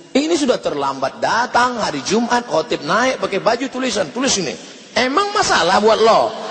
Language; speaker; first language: Indonesian; native; Indonesian